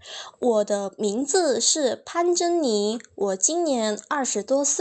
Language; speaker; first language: Chinese; early bilingual, heritage; Chinese